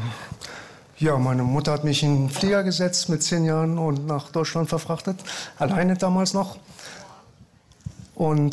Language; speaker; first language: German; early bilingual, other home language; Persian